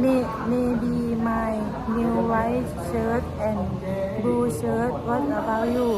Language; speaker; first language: English; non-native, learner; Thai